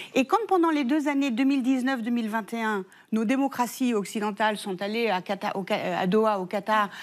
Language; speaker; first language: French; early bilingual, other home language; Persian